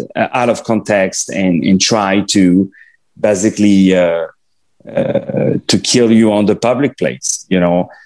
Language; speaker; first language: English; non-native, fluent; French